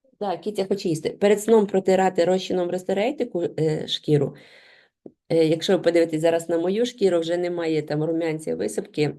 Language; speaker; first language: Ukrainian; non-native, local second language; Russian